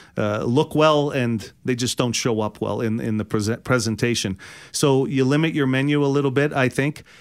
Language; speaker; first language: English; native; English